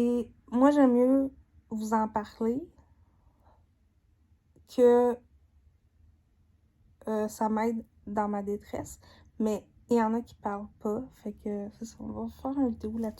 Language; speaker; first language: French; native; French